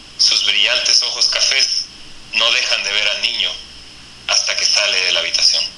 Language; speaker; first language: Spanish; native; Spanish